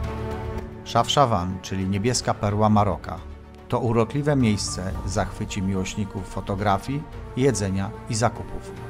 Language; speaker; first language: Polish; native; Polish